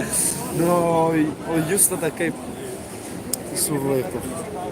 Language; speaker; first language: Lithuanian; early bilingual, heritage; Lithuanian